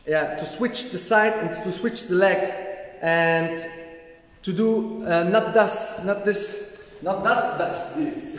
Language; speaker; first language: English; non-native, learner; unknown